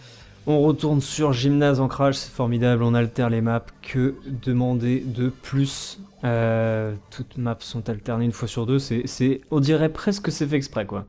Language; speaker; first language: French; native; French